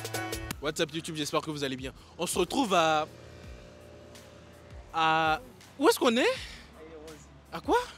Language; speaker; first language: French; native; French